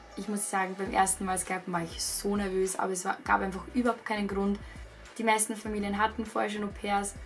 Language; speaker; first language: German; native; German